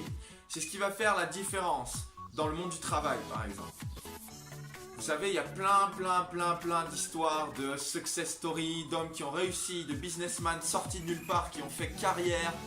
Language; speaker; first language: French; native; French